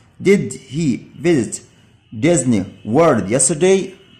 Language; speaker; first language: English; non-native, fluent; Arabic